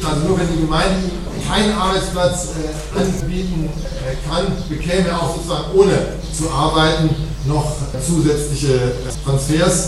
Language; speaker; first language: German; native; German